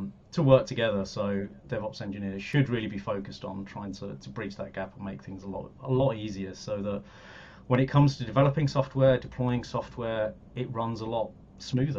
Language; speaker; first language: English; native; English